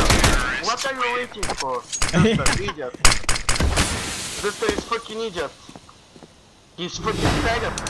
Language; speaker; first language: English; non-native, learner; Bulgarian